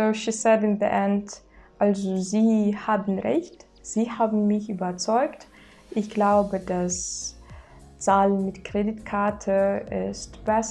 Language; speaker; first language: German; non-native, fluent; Russian